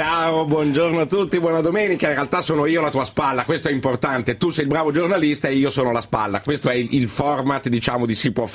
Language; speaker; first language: Italian; native; Italian